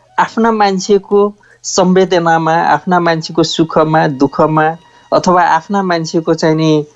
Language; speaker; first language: Nepali; native; Nepali